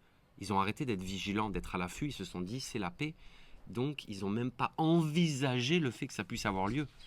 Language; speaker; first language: French; native; French